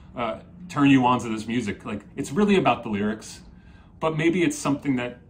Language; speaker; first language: English; native; English